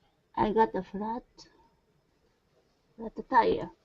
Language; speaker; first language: English; non-native, learner; Japanese